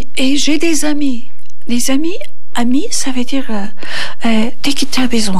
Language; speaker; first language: French; non-native, learner; Turkish